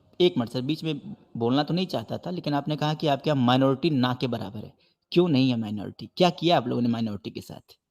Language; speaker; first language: Hindi; native; Hindi